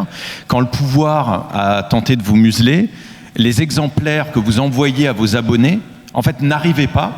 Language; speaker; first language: French; native; French